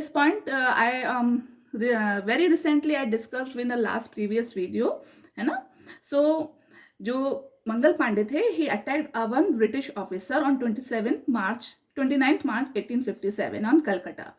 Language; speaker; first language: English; non-native, local second language; Hindi